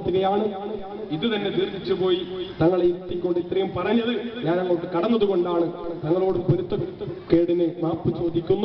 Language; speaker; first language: Malayalam; native; Malayalam